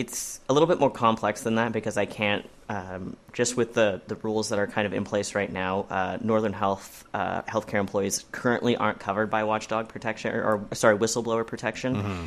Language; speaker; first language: English; native; English